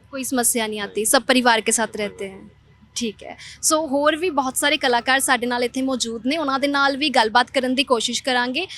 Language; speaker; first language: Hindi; non-native, local second language; Punjabi